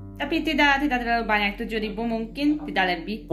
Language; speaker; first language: Indonesian; non-native, learner; Polish